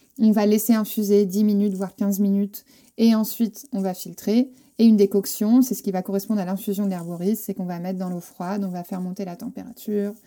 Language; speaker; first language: French; non-native, fluent; Spanish